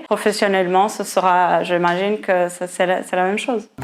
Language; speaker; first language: French; non-native, fluent; Portuguese